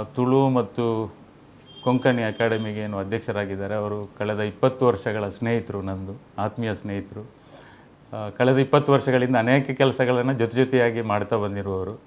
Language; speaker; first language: Kannada; non-native, local second language; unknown